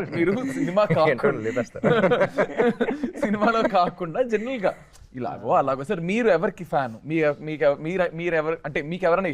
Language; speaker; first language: Telugu; native; Telugu